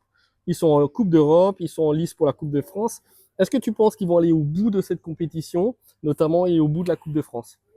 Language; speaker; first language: French; native; French